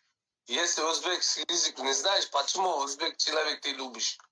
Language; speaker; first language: Russian; non-native, learner; Uzbek